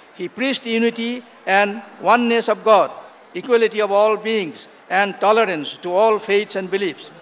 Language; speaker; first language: English; non-native, local second language; Assamese